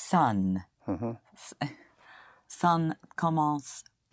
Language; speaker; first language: French; non-native, learner; English